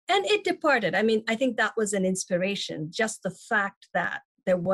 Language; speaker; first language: English; non-native, local second language; Tamil